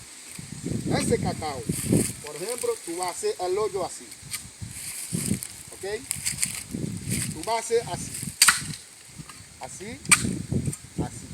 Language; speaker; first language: Spanish; non-native, local second language; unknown